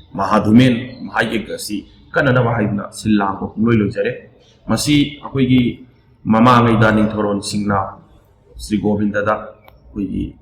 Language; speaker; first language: Manipuri; native; Manipuri